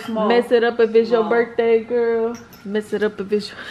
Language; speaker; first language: English; native; English